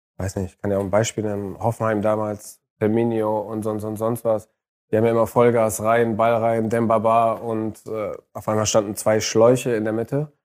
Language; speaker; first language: German; early bilingual, other home language; Arabic